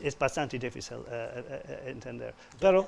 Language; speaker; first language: Spanish; non-native, fluent; English